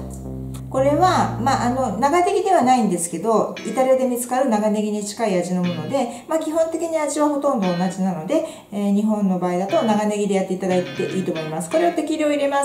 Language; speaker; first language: Japanese; native; Japanese